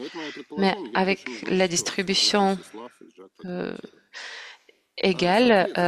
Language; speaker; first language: French; non-native, fluent; Russian